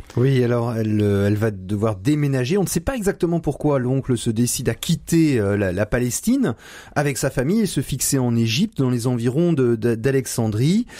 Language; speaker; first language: French; native; French